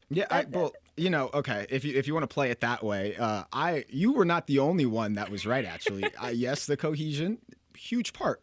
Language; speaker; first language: English; native; English